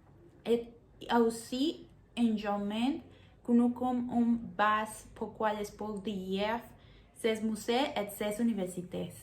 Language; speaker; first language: French; non-native, learner; Spanish